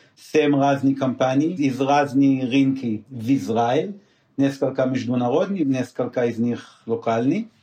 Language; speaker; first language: Russian; non-native, learner; Hebrew